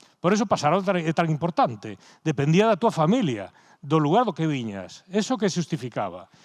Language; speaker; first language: Galician; native; Galician